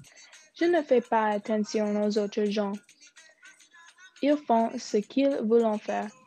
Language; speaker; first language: French; non-native, learner; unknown